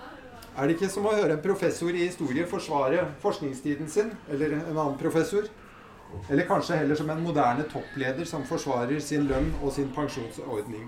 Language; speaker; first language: Norwegian; native; Norwegian